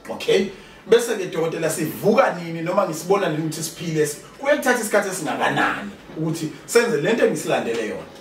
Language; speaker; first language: Zulu; native; Zulu